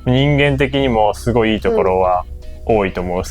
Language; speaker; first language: Japanese; native; Japanese